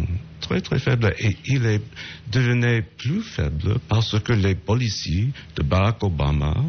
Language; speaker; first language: French; non-native, fluent; English